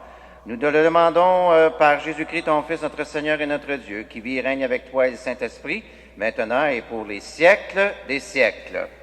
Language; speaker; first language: French; native; French